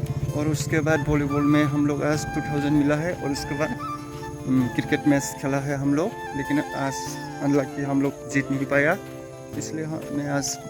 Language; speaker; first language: Hindi; non-native, local second language; Kok Borok